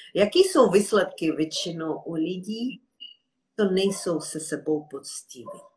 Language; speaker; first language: Czech; non-native, fluent; Russian